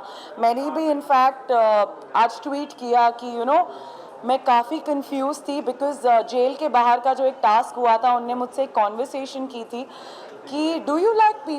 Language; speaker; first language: Hindi; native; Hindi